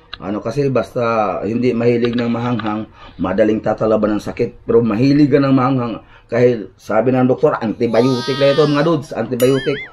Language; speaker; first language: Filipino; non-native, local second language; Cebuano